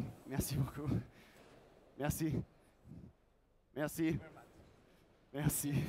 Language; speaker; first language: French; non-native, learner; English